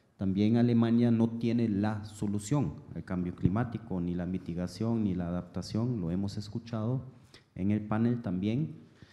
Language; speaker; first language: Spanish; non-native, fluent; German